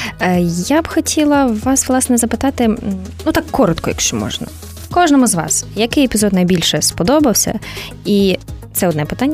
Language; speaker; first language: Ukrainian; native; Ukrainian